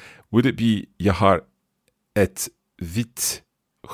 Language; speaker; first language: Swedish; non-native, learner; English